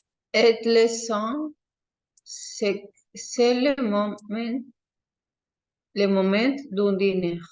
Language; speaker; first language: French; non-native, learner; Spanish